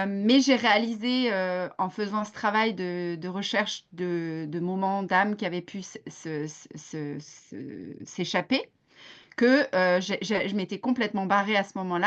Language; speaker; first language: French; native; French